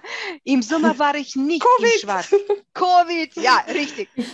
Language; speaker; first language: German; non-native, fluent; Russian